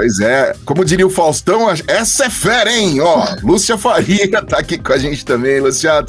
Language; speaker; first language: Portuguese; native; Portuguese